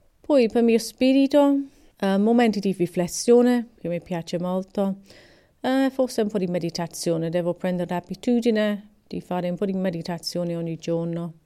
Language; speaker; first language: Italian; non-native, learner; English